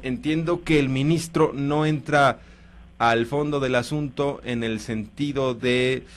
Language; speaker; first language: Spanish; native; Spanish